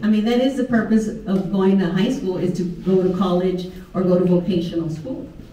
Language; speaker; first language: English; early bilingual, other home language; Spanish